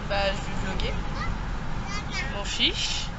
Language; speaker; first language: French; native; French